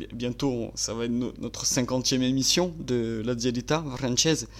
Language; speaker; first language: French; native; French